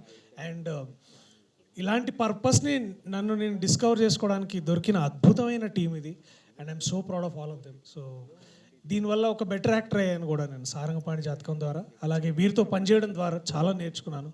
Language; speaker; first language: Telugu; native; Telugu